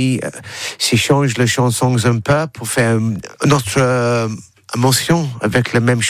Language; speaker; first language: French; non-native, learner; English